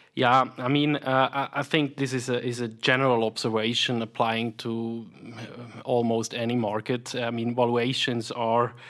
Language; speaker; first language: English; non-native, fluent; German